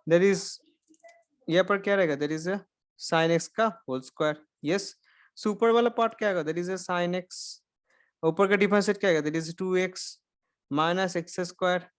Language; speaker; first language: Hindi; non-native, local second language; Bangla